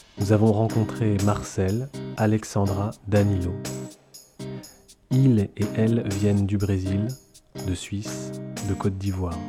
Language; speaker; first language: French; native; French